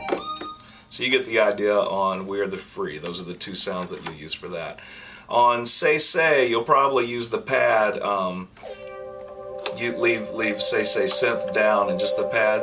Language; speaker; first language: English; native; English